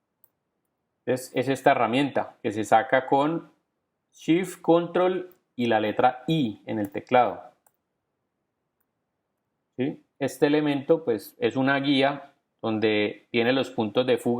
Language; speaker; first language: Spanish; native; Spanish